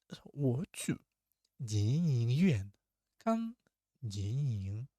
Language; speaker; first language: Chinese; non-native, learner; Russian